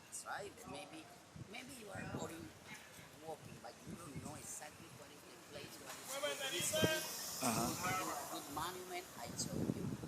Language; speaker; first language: English; non-native, learner; Spanish